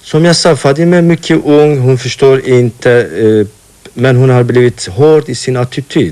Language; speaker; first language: Swedish; non-native, fluent; Kurdish